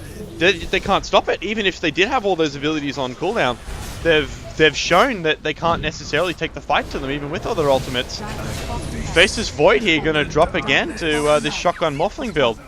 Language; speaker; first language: English; native; English